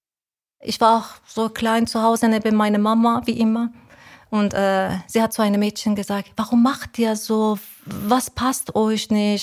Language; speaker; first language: German; non-native, learner; Persian